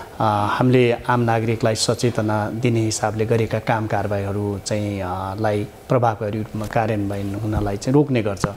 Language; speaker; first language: Nepali; native; Nepali